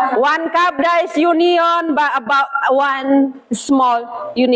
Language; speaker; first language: English; non-native, fluent; Indonesian